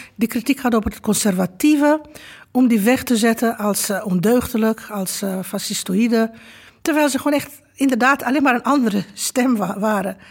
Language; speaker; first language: Dutch; non-native, fluent; Romanian